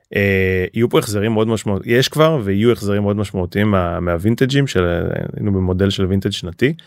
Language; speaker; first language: Hebrew; native; Hebrew